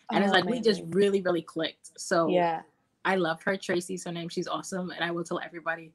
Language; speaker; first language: English; native; English